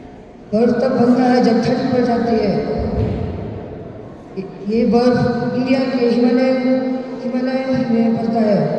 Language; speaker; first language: Hindi; non-native, local second language; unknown